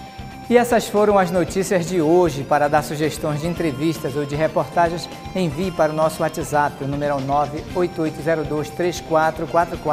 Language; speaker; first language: Portuguese; native; Portuguese